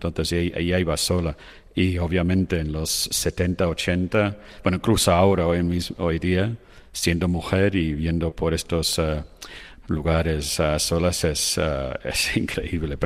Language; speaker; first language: Spanish; non-native, fluent; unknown